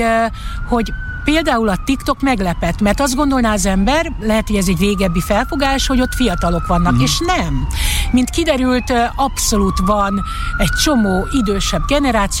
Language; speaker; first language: Hungarian; native; Hungarian